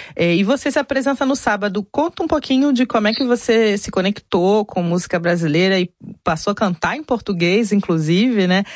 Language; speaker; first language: Portuguese; native; Portuguese